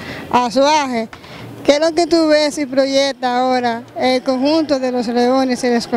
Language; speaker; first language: Spanish; native; Spanish